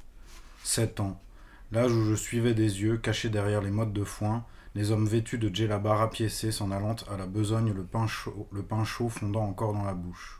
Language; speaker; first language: French; native; French